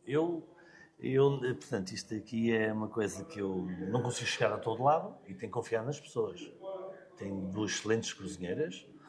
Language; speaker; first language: Portuguese; native; Portuguese